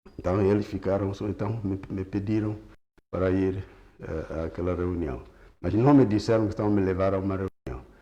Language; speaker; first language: Portuguese; non-native, local second language; Kongo